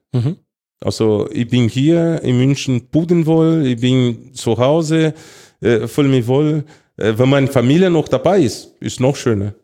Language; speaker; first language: German; non-native, fluent; Portuguese